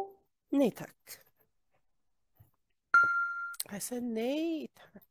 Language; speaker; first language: Swedish; non-native, learner; English